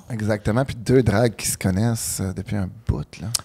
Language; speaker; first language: French; native; French